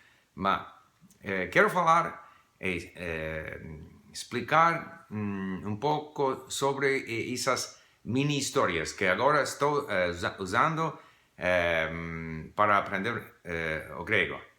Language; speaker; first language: Portuguese; non-native, fluent; English